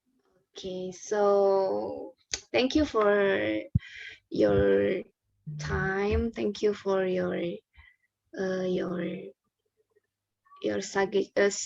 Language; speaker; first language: English; non-native, learner; Indonesian